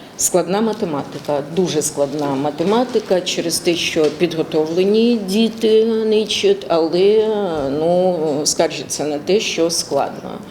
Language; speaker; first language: Ukrainian; native; Ukrainian